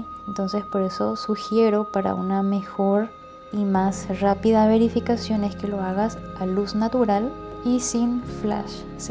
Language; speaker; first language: Spanish; native; Spanish